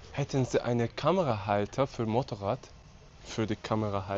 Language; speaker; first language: German; non-native, learner; Azerbaijani